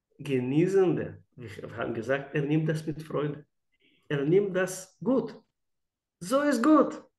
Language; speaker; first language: German; non-native, fluent; Russian